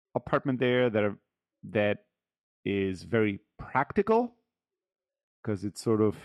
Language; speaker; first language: English; early bilingual, heritage; German